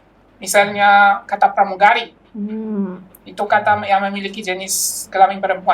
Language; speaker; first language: Indonesian; non-native, fluent; Polish